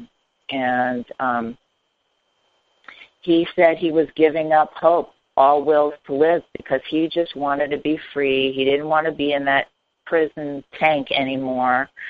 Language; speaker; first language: English; native; English